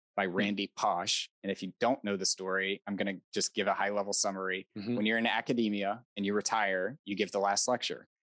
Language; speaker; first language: English; native; English